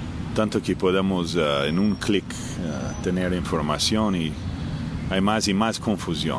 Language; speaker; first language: Spanish; non-native, fluent; English